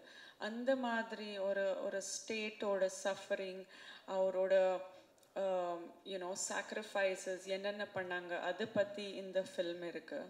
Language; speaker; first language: Tamil; non-native, fluent; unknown